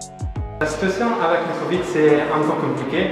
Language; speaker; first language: French; non-native, fluent; Italian